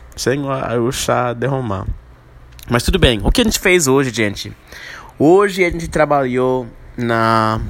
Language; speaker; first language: Portuguese; non-native, fluent; English